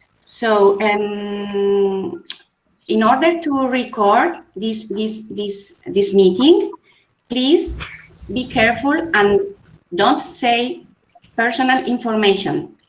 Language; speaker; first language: English; non-native, fluent; Spanish